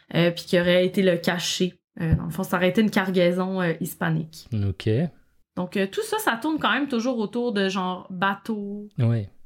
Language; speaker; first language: French; native; French